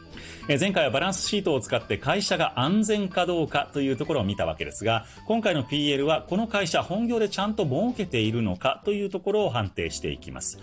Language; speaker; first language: Japanese; native; Japanese